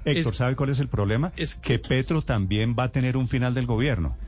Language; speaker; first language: Spanish; native; Spanish